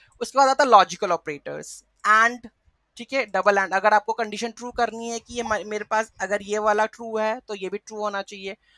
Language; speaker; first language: Hindi; native; Hindi